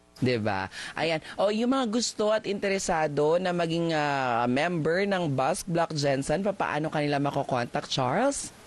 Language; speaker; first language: Filipino; native; Filipino